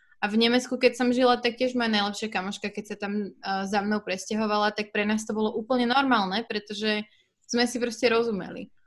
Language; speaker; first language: Slovak; native; Slovak